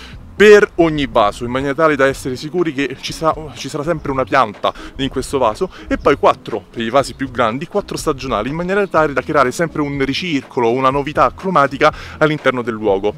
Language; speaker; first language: Italian; native; Italian